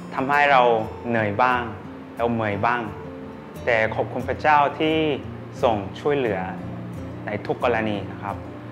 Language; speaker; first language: Thai; non-native, fluent; Korean